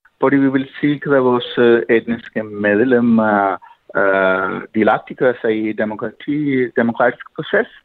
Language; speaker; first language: Danish; non-native, fluent; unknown